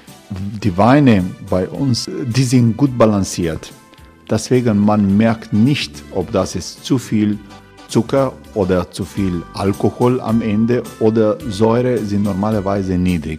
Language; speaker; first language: German; non-native, learner; Croatian